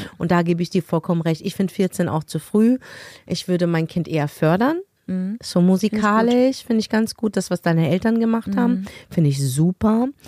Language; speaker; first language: German; early bilingual, other home language; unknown